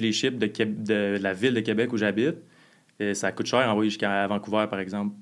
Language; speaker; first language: French; native; French